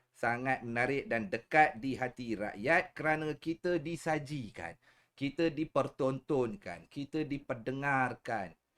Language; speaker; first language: Malay; native; Malay